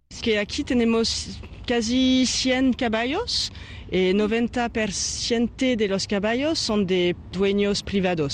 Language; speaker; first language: Spanish; non-native, fluent; French